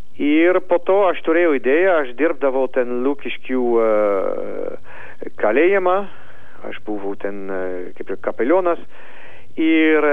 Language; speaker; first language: Lithuanian; non-native, learner; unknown